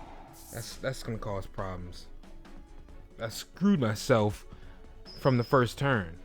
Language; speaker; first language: English; native; English